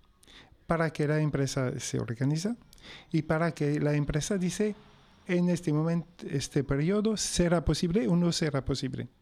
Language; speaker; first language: Spanish; non-native, local second language; French